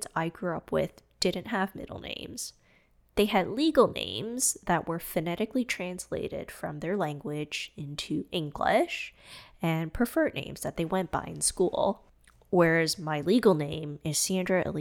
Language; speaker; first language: English; non-native, fluent; Cantonese